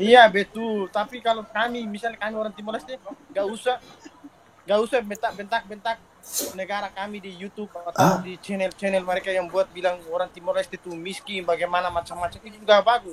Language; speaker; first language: Indonesian; non-native, local second language; Tetum